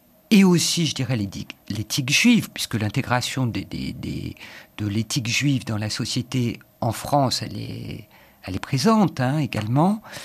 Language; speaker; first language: French; native; French